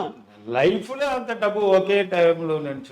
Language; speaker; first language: Telugu; non-native, local second language; Tamil